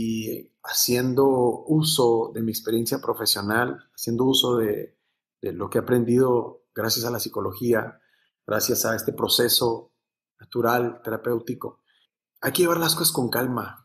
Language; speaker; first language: Spanish; native; Spanish